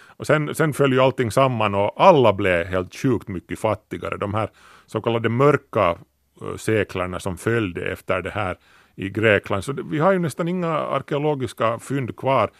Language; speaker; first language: Swedish; native; Swedish